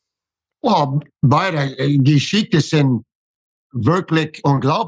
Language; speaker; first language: German; non-native, fluent; English